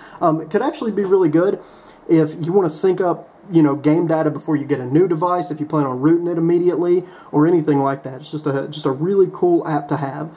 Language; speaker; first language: English; native; English